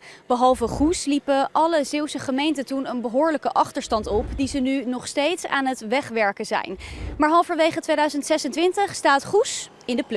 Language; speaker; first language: Dutch; native; Dutch